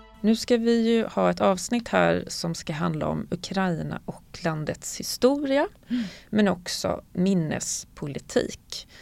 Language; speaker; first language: Swedish; native; Swedish